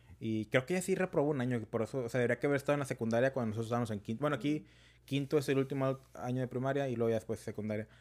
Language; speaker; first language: Spanish; early bilingual, heritage; Spanish